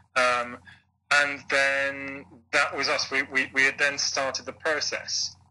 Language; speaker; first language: English; native; English